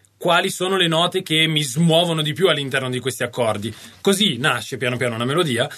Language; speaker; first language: Italian; native; Italian